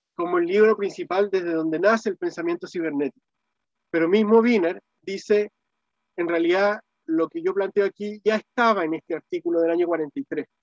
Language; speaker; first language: Spanish; native; Spanish